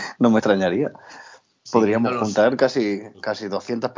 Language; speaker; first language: Spanish; native; Spanish